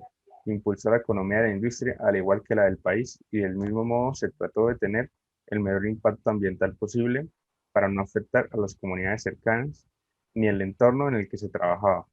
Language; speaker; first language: Spanish; native; Spanish